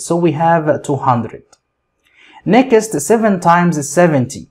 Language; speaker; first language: English; non-native, fluent; Arabic